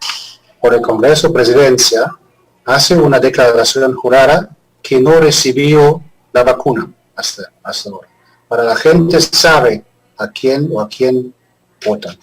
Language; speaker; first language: Spanish; non-native, fluent; German